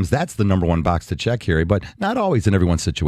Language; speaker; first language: English; native; English